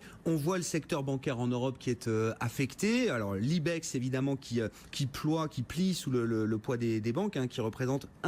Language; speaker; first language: French; native; French